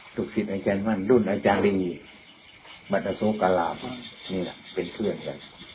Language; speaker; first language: Thai; native; Thai